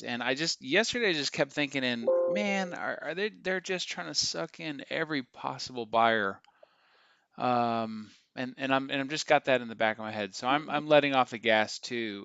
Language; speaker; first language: English; native; English